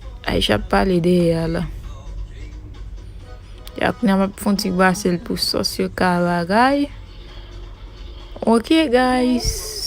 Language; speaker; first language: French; non-native, local second language; Haitian Creole